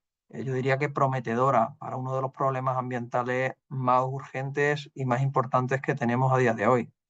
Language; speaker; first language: Spanish; native; Spanish